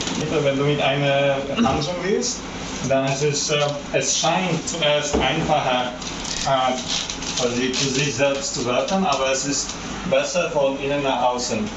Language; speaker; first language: German; non-native, fluent; Polish